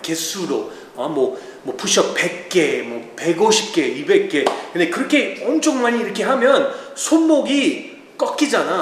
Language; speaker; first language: Korean; early bilingual, heritage; Korean